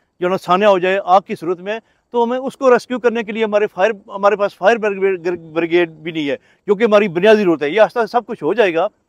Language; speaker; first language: Urdu; non-native, local second language; Pahari-Potwari